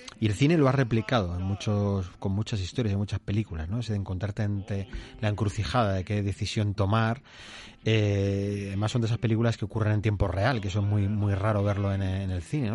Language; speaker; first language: Spanish; native; Spanish